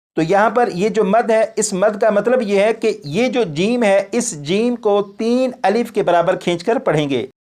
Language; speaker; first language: Urdu; native; Urdu